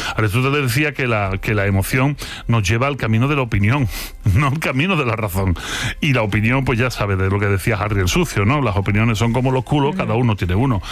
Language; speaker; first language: Spanish; native; Spanish